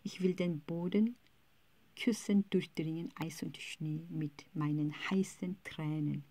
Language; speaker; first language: German; non-native, fluent; Korean